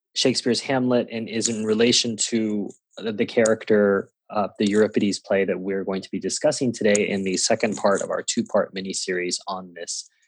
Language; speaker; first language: English; native; English